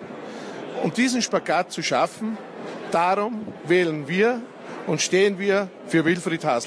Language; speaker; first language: German; native; German